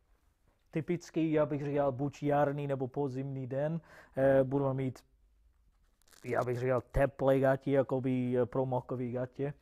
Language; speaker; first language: Czech; non-native, fluent; English